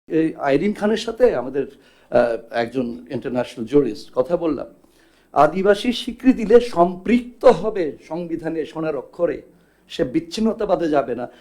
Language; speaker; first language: Bangla; non-native, local second language; Chakma